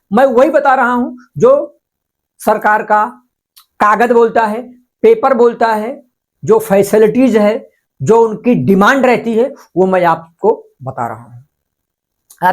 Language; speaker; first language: Hindi; non-native, local second language; Marathi